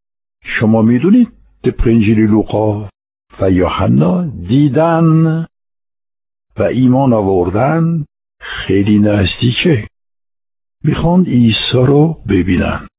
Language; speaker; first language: Persian; non-native, fluent; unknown